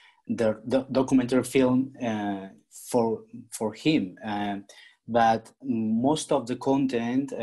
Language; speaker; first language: English; non-native, learner; Spanish